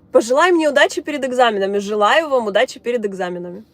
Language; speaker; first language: Ukrainian; non-native, local second language; Russian